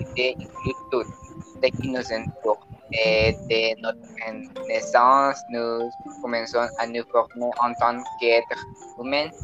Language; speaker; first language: French; non-native, learner; Spanish